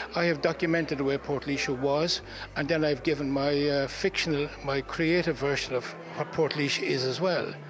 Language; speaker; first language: English; native; English